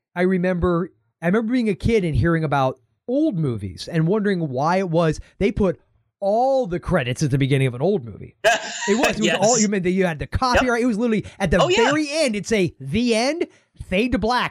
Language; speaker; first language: English; native; English